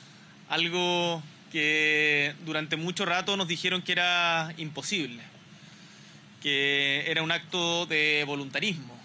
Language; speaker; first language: Spanish; native; Spanish